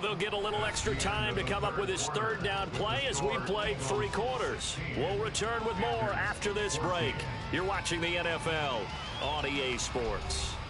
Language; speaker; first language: English; native; English